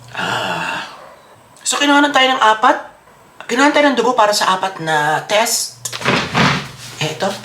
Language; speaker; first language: Filipino; native; Filipino